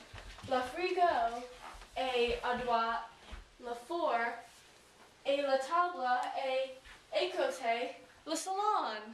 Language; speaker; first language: French; non-native, learner; English